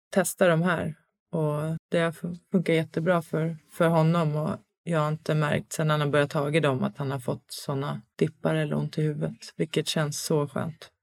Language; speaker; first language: Swedish; native; Swedish